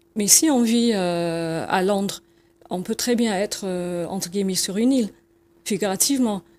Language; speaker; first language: French; non-native, fluent; English